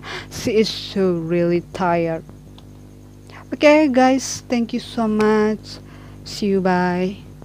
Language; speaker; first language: English; non-native, learner; Indonesian